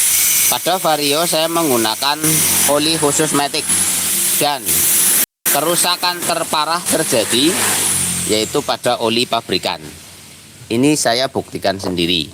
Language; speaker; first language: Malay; non-native, local second language; Javanese